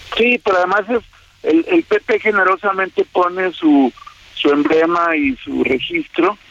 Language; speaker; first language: Spanish; native; Spanish